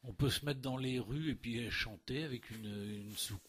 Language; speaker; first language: French; native; French